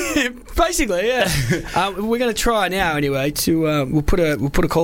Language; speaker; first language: English; native; English